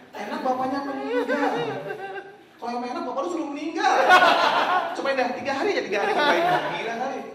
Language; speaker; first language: Indonesian; native; Indonesian